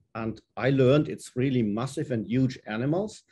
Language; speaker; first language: English; non-native, fluent; German